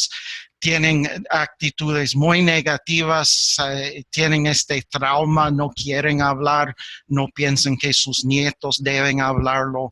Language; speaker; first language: Spanish; non-native, fluent; English